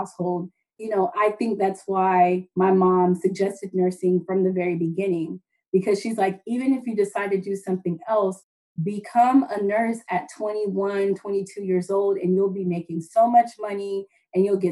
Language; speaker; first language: English; native; English